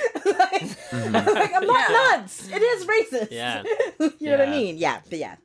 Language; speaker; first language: English; non-native, local second language; Xhosa